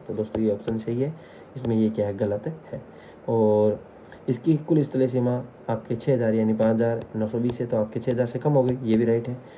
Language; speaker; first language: Hindi; native; Hindi